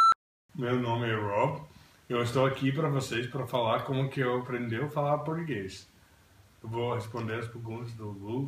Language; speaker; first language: Portuguese; non-native, fluent; English